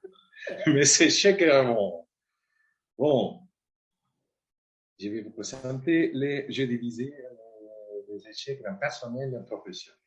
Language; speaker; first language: French; non-native, fluent; Spanish